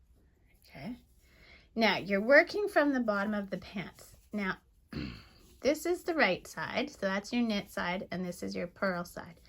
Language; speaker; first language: English; native; English